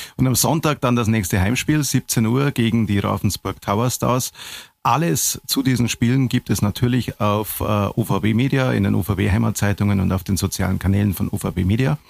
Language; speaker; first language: German; native; German